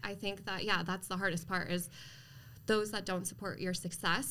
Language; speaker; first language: English; native; English